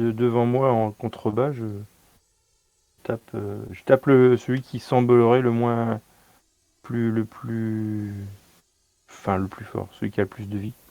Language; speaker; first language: French; native; French